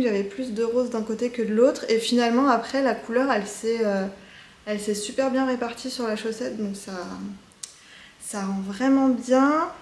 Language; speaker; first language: French; native; French